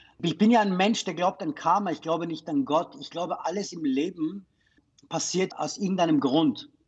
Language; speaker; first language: German; non-native, fluent; Persian